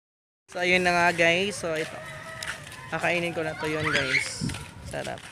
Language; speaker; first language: Filipino; non-native, local second language; Cebuano